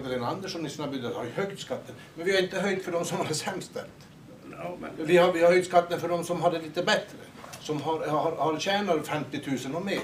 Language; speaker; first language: Swedish; native; Swedish